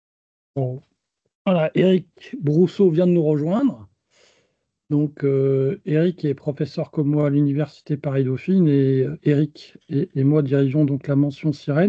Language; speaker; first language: French; native; French